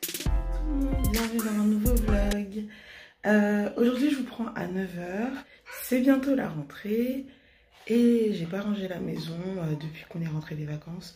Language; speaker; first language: French; native; French